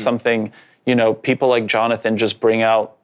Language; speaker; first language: English; non-native, fluent; Polish